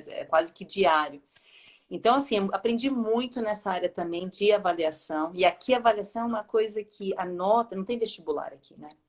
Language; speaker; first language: Portuguese; native; Portuguese